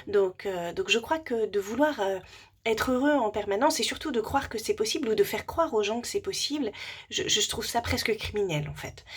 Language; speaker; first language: French; native; French